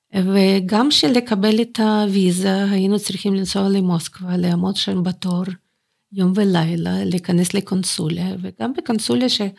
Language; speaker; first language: Hebrew; non-native, fluent; Russian